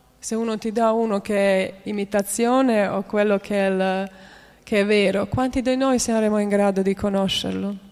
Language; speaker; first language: Italian; non-native, fluent; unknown